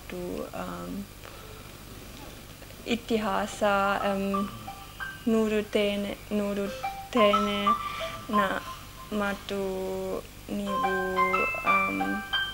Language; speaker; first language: Kannada; non-native, learner; German